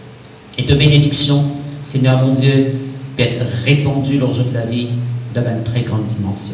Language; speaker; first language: French; non-native, local second language; Morisyen